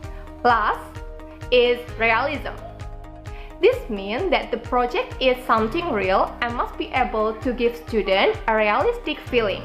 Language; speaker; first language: English; non-native, learner; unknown